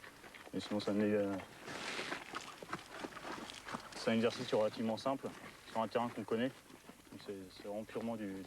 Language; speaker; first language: French; native; French